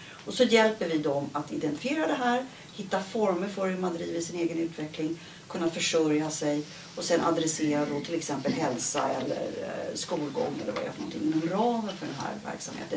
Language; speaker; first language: Swedish; native; Swedish